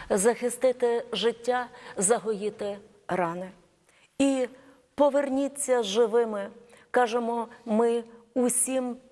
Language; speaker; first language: Ukrainian; native; Ukrainian